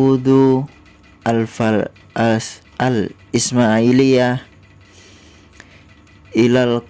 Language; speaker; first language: Arabic; non-native, learner; Indonesian